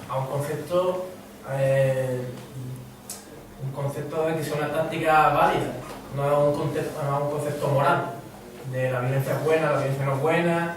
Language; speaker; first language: Spanish; native; Spanish